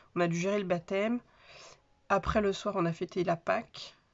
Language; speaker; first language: French; native; French